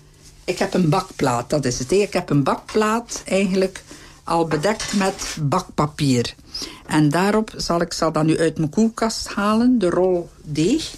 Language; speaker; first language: Dutch; native; Dutch